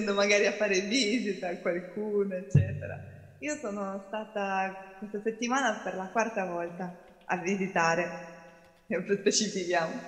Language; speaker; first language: Italian; non-native, fluent; Ukrainian